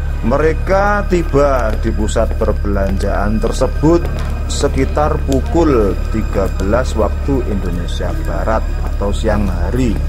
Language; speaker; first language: Indonesian; native; Indonesian